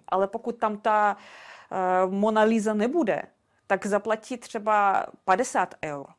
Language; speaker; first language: Czech; non-native, fluent; Russian